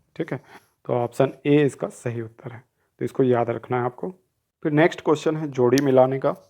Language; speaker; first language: Hindi; native; Hindi